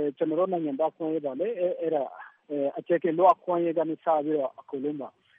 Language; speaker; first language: Burmese; non-native, local second language; Rohingya